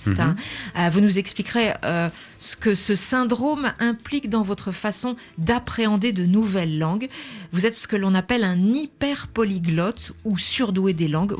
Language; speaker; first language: French; native; French